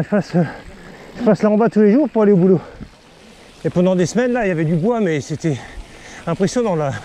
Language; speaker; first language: French; native; French